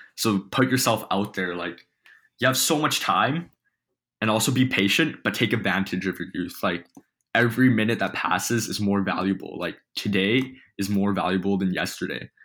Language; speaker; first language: English; early bilingual, other home language; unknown